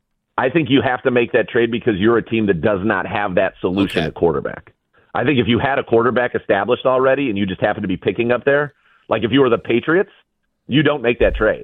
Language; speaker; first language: English; native; English